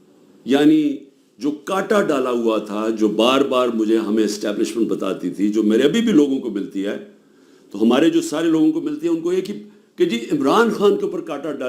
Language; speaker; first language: Urdu; native; Urdu